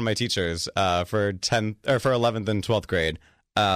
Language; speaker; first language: English; native; English